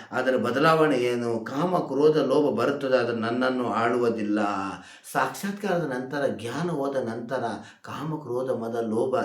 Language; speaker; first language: Kannada; non-native, local second language; Hindi